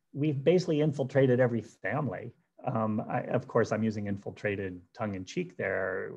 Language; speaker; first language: English; native; English